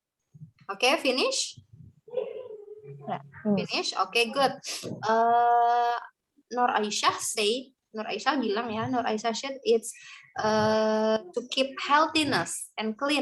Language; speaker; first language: English; non-native, learner; Indonesian